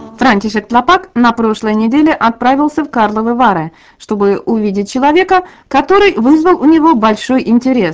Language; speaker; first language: Russian; native; Russian